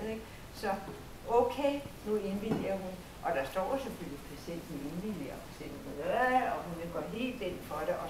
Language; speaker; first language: Danish; native; Danish